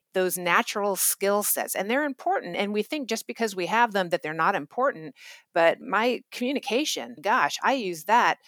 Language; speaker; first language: English; native; English